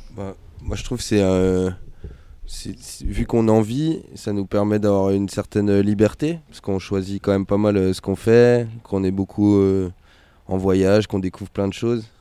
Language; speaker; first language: French; native; French